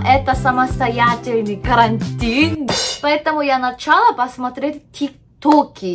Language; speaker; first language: Russian; non-native, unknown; Korean